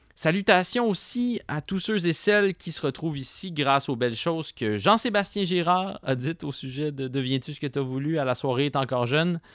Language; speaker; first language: French; native; French